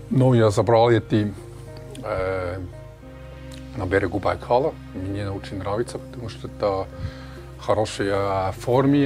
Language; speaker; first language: Russian; non-native, learner; German